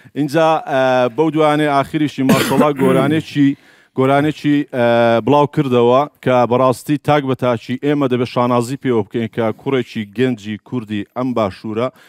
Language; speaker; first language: Central Kurdish; native; Central Kurdish